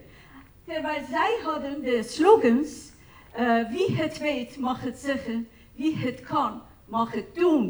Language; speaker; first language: Dutch; non-native, fluent; Persian